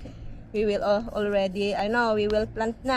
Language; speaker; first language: English; non-native, learner; Filipino